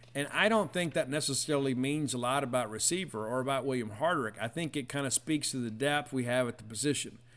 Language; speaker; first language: English; native; English